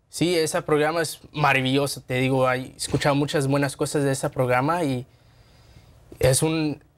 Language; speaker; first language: Spanish; early bilingual, heritage; Spanish